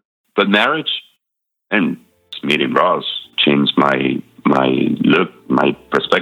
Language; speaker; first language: English; non-native, fluent; Spanish